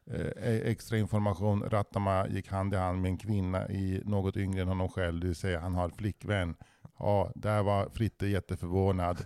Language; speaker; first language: Swedish; native; Swedish